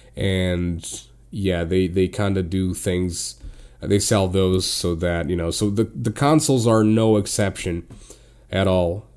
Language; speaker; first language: English; non-native, fluent; Portuguese